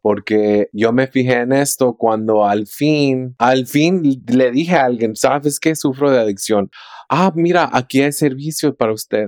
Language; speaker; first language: Spanish; early bilingual, heritage; Spanish